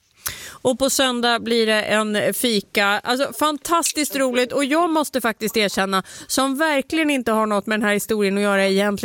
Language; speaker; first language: Swedish; native; Swedish